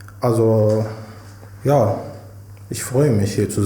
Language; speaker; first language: German; non-native, fluent; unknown